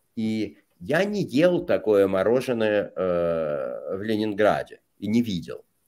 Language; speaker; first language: Russian; native; Russian